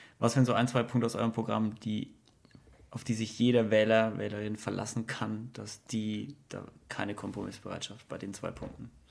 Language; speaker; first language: German; native; German